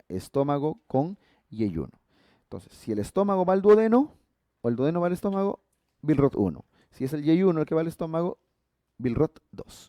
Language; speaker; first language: Spanish; native; Spanish